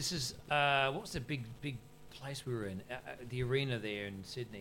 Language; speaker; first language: English; native; English